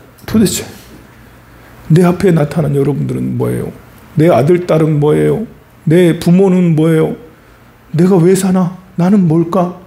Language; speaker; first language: Korean; native; Korean